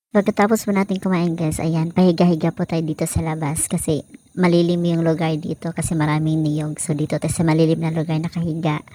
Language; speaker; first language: Filipino; non-native, local second language; Cebuano